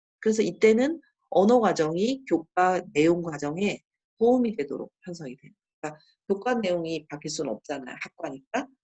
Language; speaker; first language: Korean; native; Korean